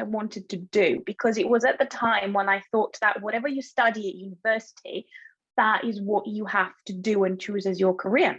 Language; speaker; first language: English; non-native, fluent; Bulgarian